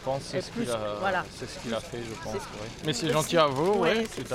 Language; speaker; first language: French; native; French